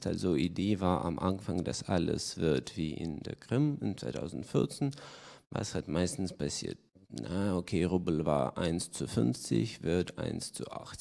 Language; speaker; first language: German; non-native, fluent; Russian